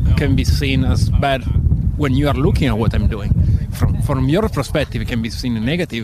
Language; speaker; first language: English; non-native, fluent; Italian